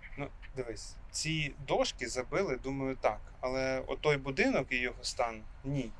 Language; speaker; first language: Ukrainian; non-native, local second language; Russian